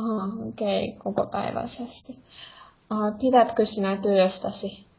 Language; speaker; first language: Finnish; non-native, fluent; Russian